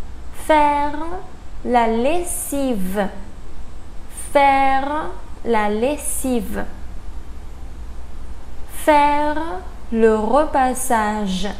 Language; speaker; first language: French; non-native, fluent; Spanish